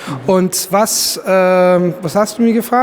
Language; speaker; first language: German; non-native, fluent; Italian